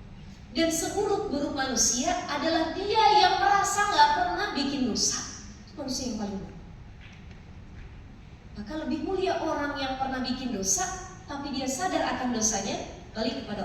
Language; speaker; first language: Indonesian; native; Indonesian